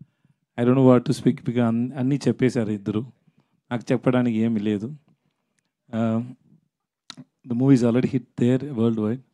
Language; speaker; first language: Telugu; non-native, learner; Tamil